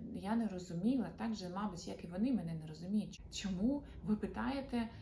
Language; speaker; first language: Ukrainian; non-native, local second language; Russian